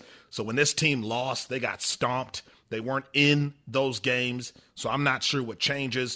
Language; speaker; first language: English; native; English